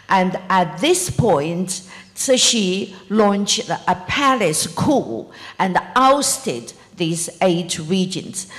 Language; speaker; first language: English; non-native, fluent; Chinese